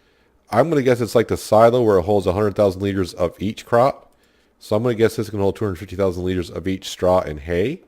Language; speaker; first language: English; native; English